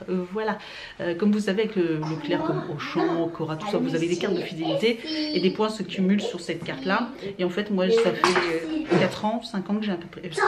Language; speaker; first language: French; native; French